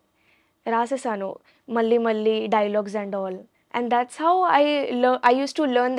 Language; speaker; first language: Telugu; non-native, learner; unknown